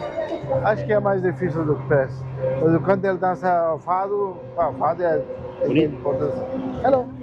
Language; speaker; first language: Portuguese; non-native, learner; German